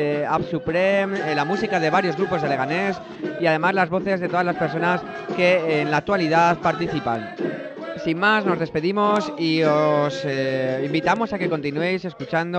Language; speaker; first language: Spanish; native; Spanish